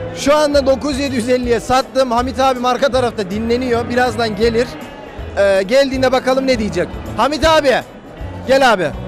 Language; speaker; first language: Turkish; native; Turkish